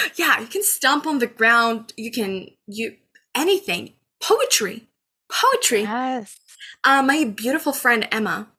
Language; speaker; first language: English; non-native, fluent; Arabic